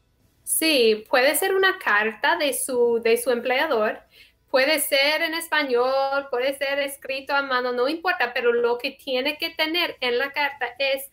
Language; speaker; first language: Spanish; non-native, fluent; English